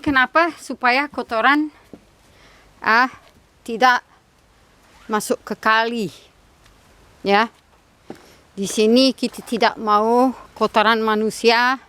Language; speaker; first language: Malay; non-native, fluent; Dutch